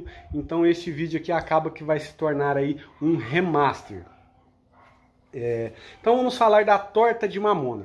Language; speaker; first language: Portuguese; native; Portuguese